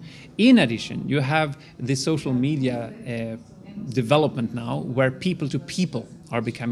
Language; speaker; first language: English; non-native, fluent; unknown